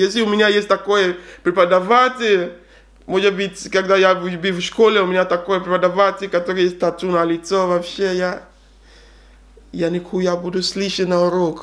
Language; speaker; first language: Russian; non-native, learner; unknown